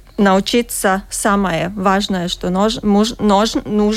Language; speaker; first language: Russian; non-native, learner; Latvian